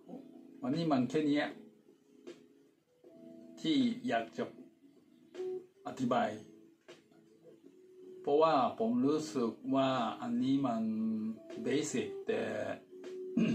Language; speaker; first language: Thai; non-native, fluent; Japanese